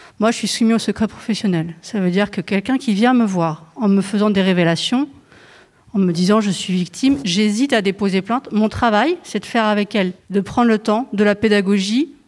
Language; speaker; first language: French; native; French